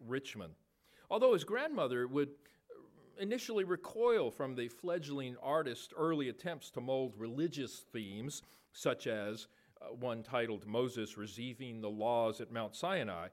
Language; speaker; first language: English; native; English